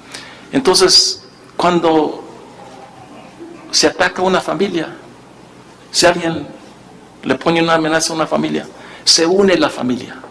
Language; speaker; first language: Spanish; early bilingual, heritage; Spanish